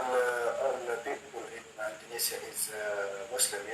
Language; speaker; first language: English; non-native, learner; Turkish